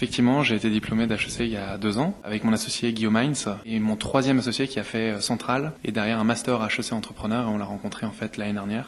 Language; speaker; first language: French; native; French